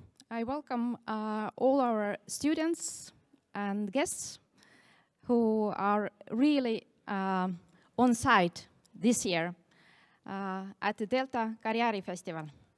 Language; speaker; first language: English; non-native, fluent; Estonian